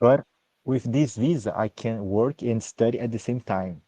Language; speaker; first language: English; non-native, learner; Portuguese